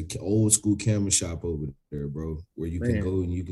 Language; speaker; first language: English; native; English